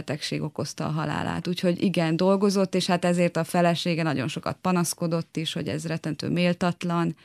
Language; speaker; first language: Hungarian; native; Hungarian